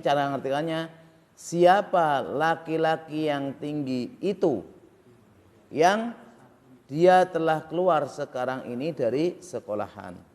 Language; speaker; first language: Indonesian; native; Indonesian